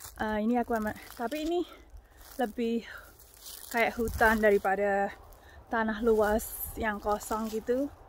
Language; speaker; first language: Indonesian; native; Indonesian